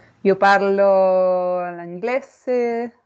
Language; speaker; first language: Italian; non-native, learner; Spanish